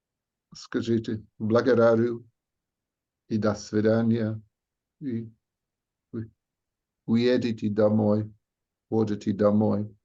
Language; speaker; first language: Russian; non-native, fluent; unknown